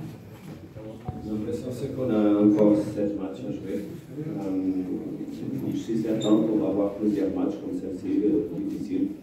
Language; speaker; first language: French; non-native, fluent; Portuguese